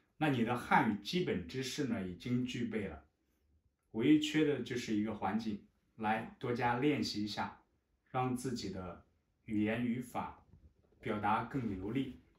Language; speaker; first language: Chinese; native; Chinese